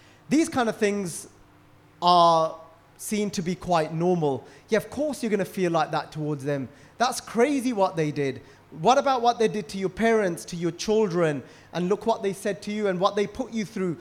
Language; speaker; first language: English; early bilingual, other home language; Punjabi